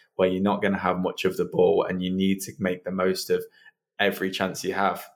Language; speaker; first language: English; native; English